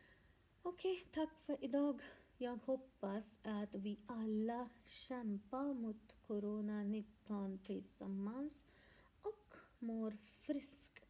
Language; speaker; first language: Swedish; non-native, learner; Hindi